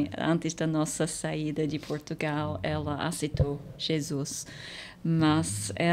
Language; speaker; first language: Portuguese; non-native, fluent; English